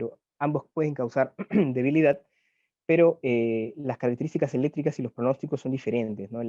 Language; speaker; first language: Spanish; native; Spanish